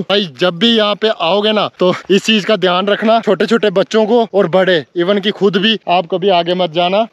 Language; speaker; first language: Hindi; native; Hindi